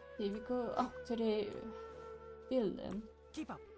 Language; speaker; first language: English; non-native, learner; Swedish